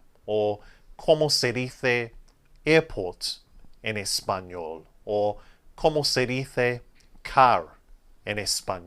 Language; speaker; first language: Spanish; non-native, fluent; English